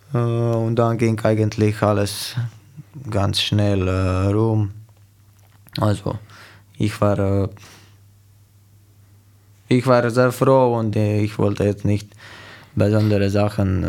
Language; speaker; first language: German; non-native, fluent; Slovenian